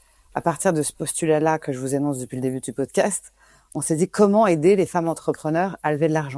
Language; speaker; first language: French; native; French